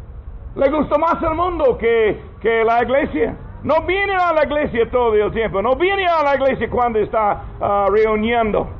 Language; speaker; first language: Spanish; non-native, learner; English